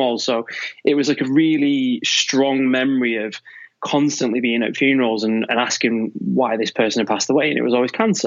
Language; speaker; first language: English; native; English